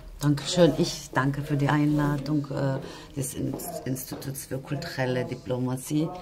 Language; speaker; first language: German; non-native, fluent; Turkish